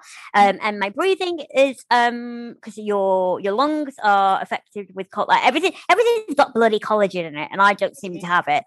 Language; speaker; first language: English; native; English